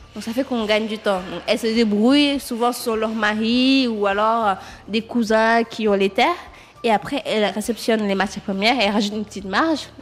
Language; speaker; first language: French; non-native, local second language; Wolof